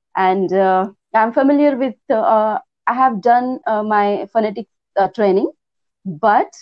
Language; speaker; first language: English; non-native, local second language; Hindi